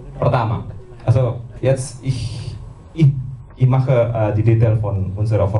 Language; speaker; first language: German; non-native, learner; Indonesian